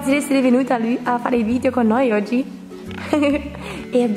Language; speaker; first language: Italian; native; Italian